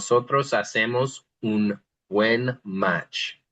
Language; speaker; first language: Spanish; non-native, fluent; English